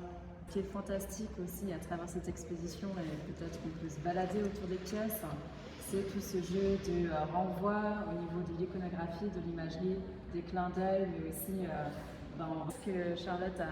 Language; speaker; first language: French; native; French